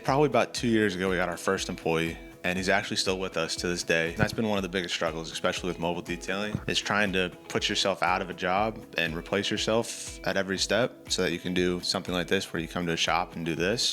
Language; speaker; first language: English; native; English